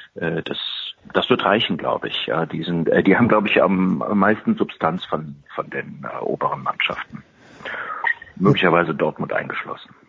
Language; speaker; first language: German; native; German